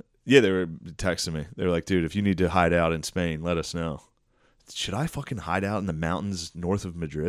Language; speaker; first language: English; native; English